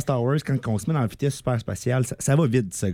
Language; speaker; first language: French; native; French